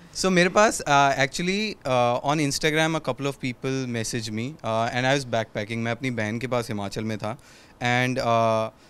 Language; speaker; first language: Hindi; native; Hindi